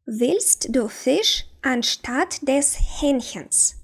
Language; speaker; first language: German; non-native, fluent; Ukrainian